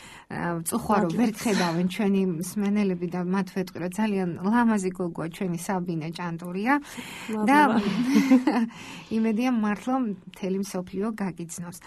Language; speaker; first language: Georgian; native; Georgian